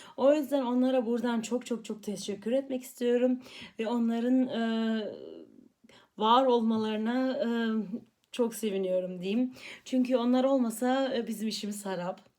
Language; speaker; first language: Turkish; early bilingual, heritage; Turkish